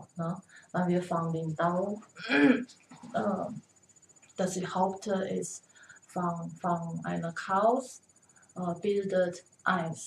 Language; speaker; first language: German; non-native, learner; Chinese